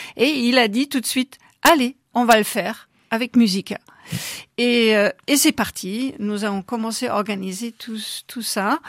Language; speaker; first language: French; non-native, fluent; German